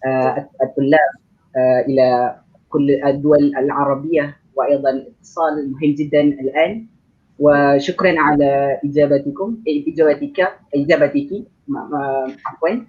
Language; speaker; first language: Arabic; non-native, fluent; Malay